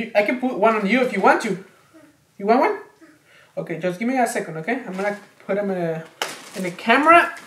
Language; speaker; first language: English; non-native, fluent; Spanish